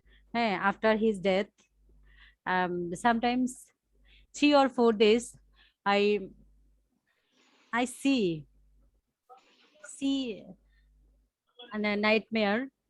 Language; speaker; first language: English; non-native, learner; Bangla